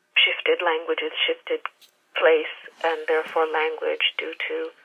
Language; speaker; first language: English; native; English